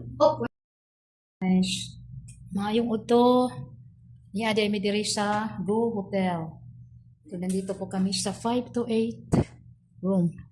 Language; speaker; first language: Filipino; non-native, local second language; Cebuano